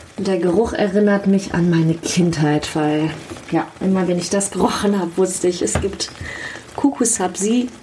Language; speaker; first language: German; native; German